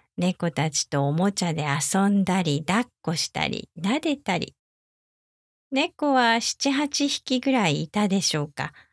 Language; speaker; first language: Japanese; native; Japanese